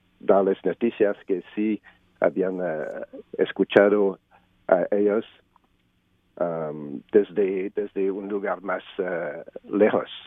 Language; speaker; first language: Spanish; non-native, learner; French